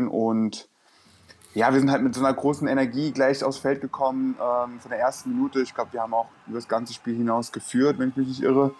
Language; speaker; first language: German; native; German